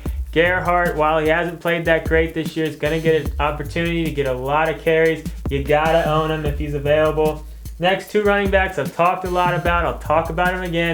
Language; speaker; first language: English; native; English